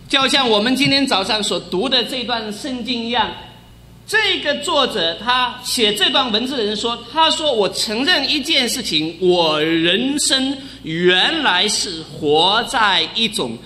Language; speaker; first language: Chinese; native; Chinese